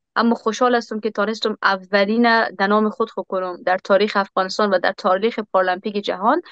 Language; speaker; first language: Persian; native; Persian